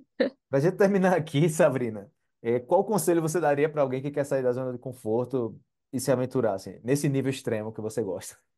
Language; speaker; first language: Portuguese; native; Portuguese